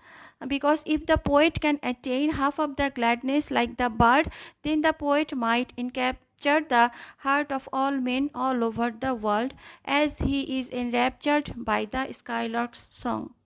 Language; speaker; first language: English; non-native, local second language; Bangla